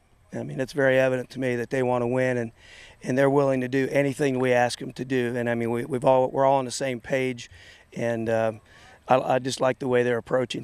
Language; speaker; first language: English; native; English